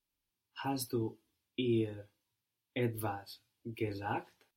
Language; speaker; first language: German; non-native, learner; English